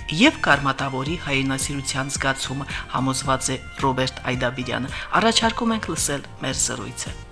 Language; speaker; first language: Armenian; native; Armenian